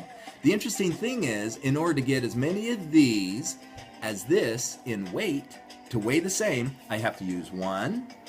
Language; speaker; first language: English; native; English